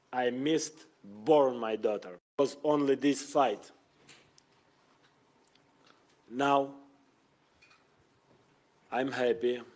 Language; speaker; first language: English; non-native, learner; Ukrainian